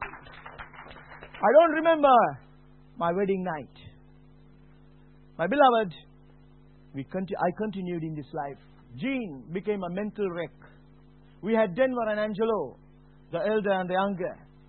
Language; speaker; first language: English; non-native, local second language; Sinhala